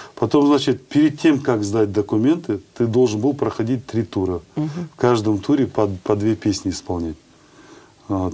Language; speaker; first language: Russian; non-native, local second language; Kazakh